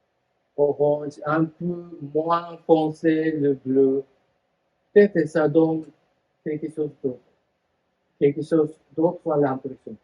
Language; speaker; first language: French; non-native, fluent; Japanese